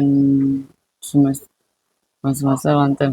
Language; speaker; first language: English; non-native, learner; Indonesian